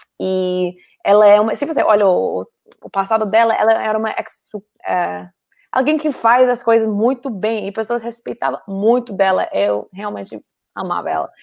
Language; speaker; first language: Portuguese; non-native, fluent; English